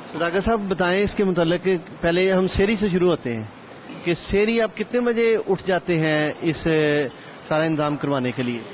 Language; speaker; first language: Urdu; native; Urdu